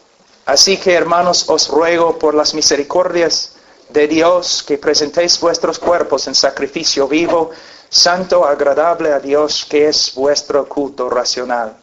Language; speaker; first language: Spanish; non-native, fluent; English